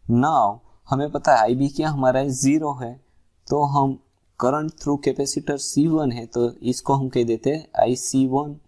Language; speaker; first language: Hindi; non-native, local second language; Gujarati